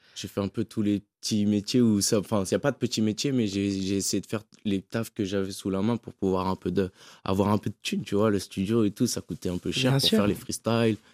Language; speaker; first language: French; native; French